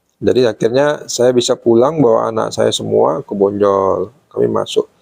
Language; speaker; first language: Indonesian; native; Indonesian